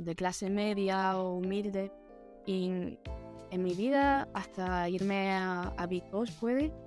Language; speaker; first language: Spanish; early bilingual, heritage; Spanish